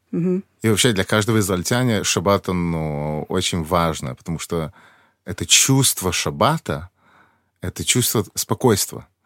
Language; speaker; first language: Russian; early bilingual, heritage; Russian